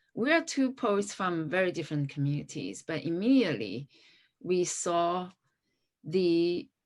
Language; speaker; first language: English; non-native, fluent; Chinese